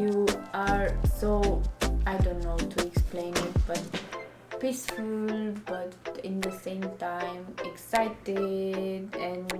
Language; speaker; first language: English; non-native, learner; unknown